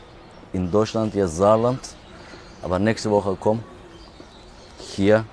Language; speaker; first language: German; non-native, learner; Turkish